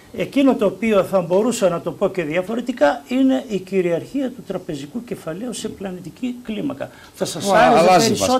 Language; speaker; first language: Greek; native; Greek